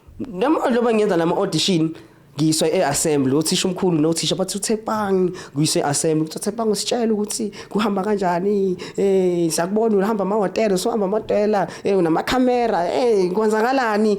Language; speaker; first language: Zulu; native; Zulu